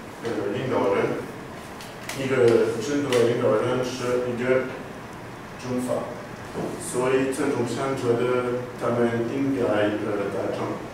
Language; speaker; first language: Chinese; non-native, learner; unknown